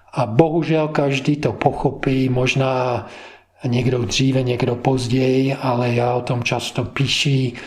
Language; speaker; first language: Czech; non-native, fluent; English